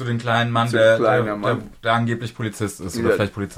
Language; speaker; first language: German; native; German